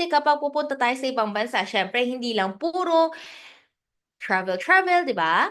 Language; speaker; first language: Filipino; native; Filipino